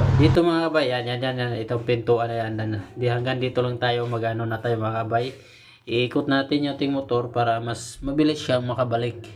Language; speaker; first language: Filipino; native; Filipino